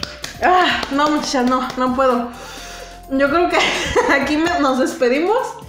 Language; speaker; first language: Spanish; native; Spanish